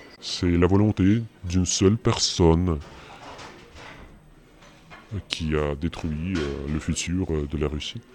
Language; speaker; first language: French; non-native, learner; Russian